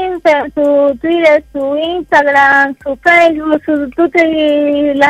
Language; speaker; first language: Italian; non-native, fluent; Spanish